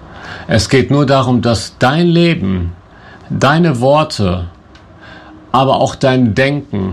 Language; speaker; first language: German; native; German